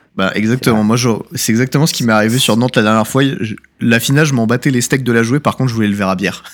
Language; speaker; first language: French; native; French